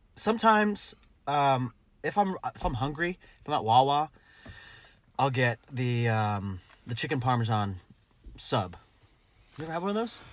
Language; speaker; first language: English; early bilingual, other home language; Filipino